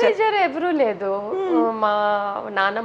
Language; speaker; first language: Telugu; non-native, local second language; Tamil